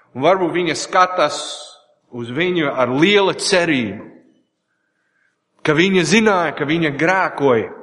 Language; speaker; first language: Latvian; non-native, learner; English